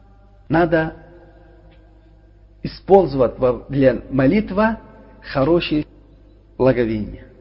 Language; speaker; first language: Russian; non-native, learner; Uzbek